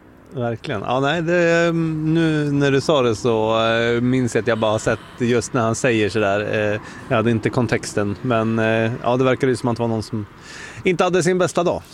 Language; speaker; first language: Swedish; native; Swedish